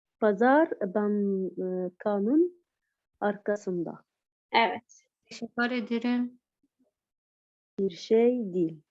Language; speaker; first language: Turkish; non-native, learner; Arabic